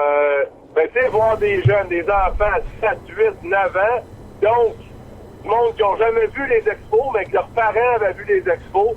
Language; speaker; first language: French; native; French